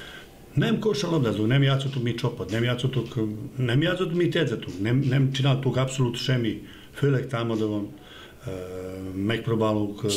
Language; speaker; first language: Hungarian; non-native, learner; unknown